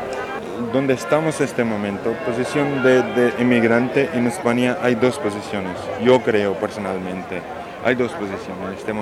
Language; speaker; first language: Spanish; non-native, learner; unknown